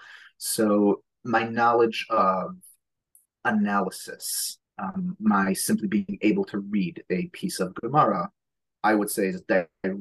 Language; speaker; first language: English; early bilingual, other home language; Hebrew